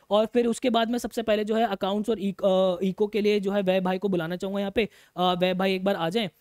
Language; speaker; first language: Hindi; native; Hindi